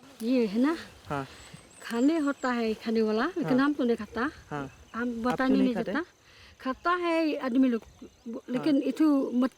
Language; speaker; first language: Hindi; non-native, local second language; Assamese